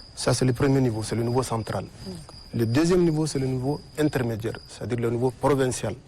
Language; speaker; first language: French; non-native, local second language; Arabic